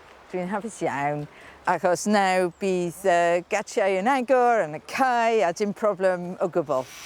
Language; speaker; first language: Welsh; non-native, learner; English